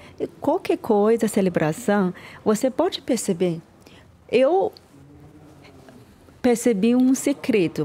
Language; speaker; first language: Portuguese; non-native, learner; Chinese